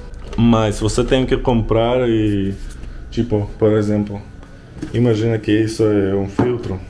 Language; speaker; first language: Portuguese; non-native, learner; Russian